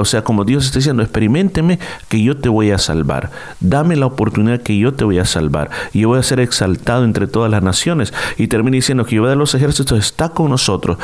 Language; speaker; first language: Spanish; native; Spanish